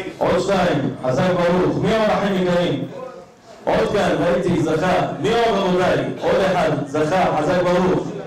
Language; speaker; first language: Hebrew; native; Hebrew